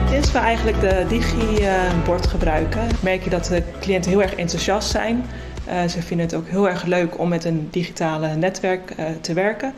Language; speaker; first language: Dutch; native; Dutch